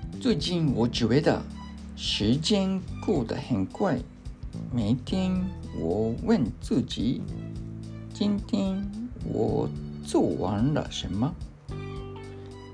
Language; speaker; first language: Chinese; non-native, learner; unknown